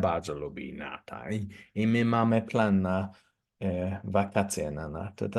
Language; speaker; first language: Polish; non-native, learner; English